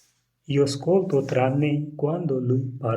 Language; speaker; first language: Italian; non-native, learner; Urdu